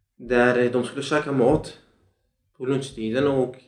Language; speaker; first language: Swedish; non-native, fluent; Central Kurdish